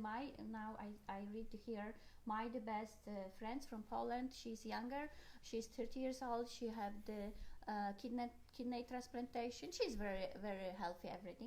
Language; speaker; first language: English; non-native, learner; Polish